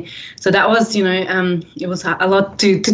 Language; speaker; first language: English; early bilingual, other home language; Persian